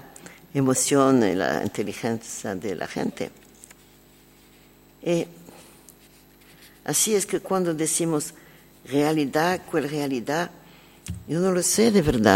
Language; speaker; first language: Spanish; non-native, learner; French